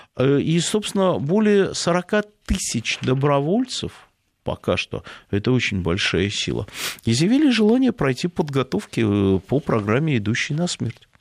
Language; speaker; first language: Russian; native; Russian